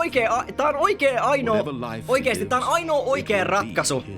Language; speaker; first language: Finnish; native; Finnish